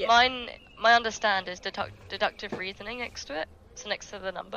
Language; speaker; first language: English; native; English